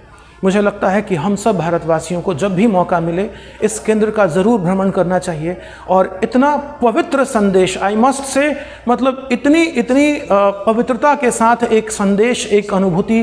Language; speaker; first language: Hindi; native; Hindi